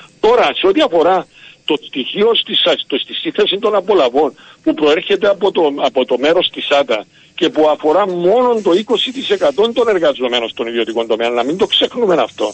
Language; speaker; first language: Greek; native; Greek